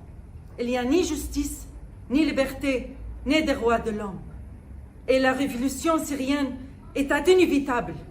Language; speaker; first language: French; non-native, fluent; Arabic